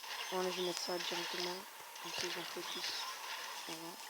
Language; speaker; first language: French; native; French